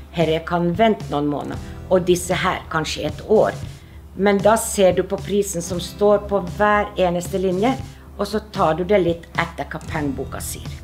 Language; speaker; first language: Norwegian; non-native, fluent; Finnish